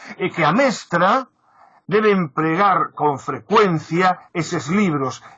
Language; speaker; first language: Spanish; non-native, local second language; Galician